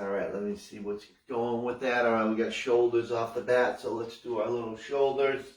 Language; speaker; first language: English; native; English